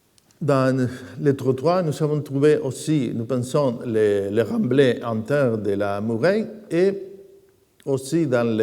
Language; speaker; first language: French; non-native, fluent; Spanish